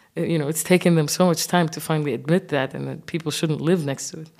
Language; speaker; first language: English; non-native, fluent; Arabic